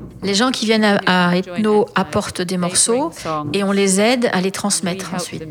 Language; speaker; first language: French; non-native, fluent; English